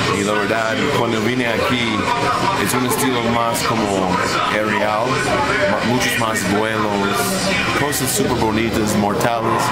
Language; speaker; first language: Spanish; non-native, fluent; English